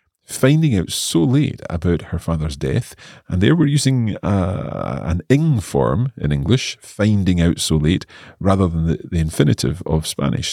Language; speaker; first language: English; native; English